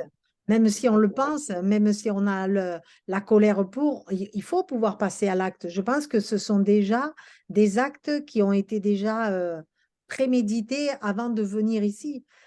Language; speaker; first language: French; native; French